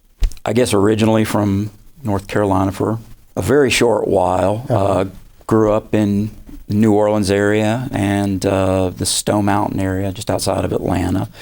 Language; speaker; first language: English; native; English